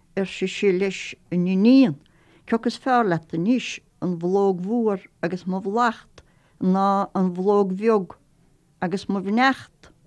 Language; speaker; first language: Irish; native; Irish